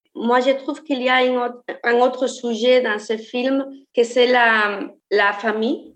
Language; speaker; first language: French; non-native, fluent; Spanish